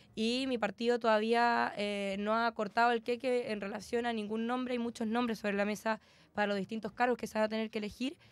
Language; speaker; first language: Spanish; native; Spanish